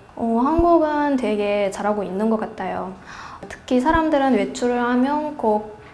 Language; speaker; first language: Korean; non-native, fluent; Kazakh